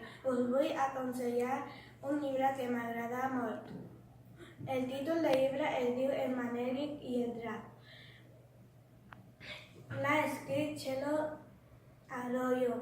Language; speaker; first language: Catalan; non-native, learner; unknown